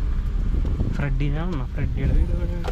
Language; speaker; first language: Malayalam; native; Malayalam